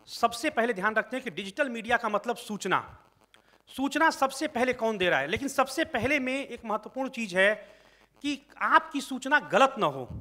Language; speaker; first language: Hindi; native; Hindi